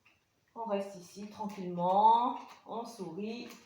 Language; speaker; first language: French; native; French